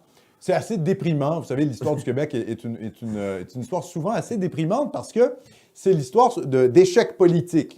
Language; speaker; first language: French; native; French